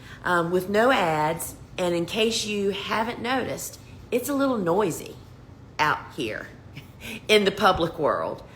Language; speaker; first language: English; native; English